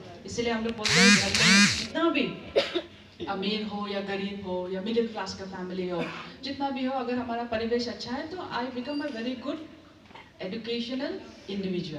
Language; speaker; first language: Hindi; non-native, local second language; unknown